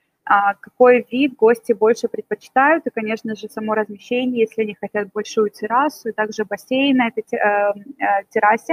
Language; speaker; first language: Russian; native; Russian